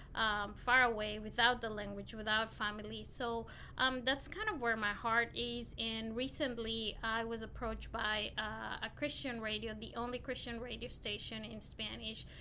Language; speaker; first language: English; non-native, fluent; Spanish